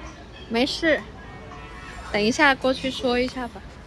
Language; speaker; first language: Chinese; non-native, local second language; Cantonese